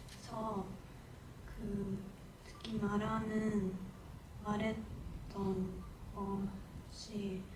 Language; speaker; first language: Korean; non-native, learner; Japanese